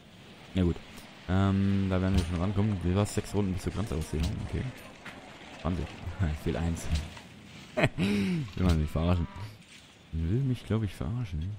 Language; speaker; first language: German; native; German